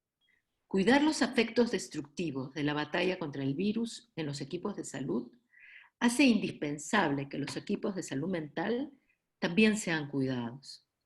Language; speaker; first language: Spanish; native; Spanish